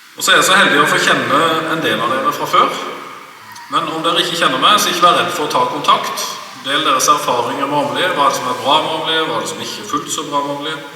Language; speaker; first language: Norwegian; native; Norwegian